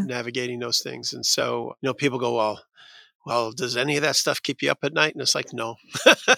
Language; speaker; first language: English; native; English